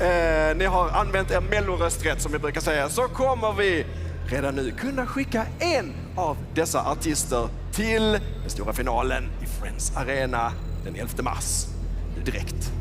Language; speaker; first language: Swedish; native; Swedish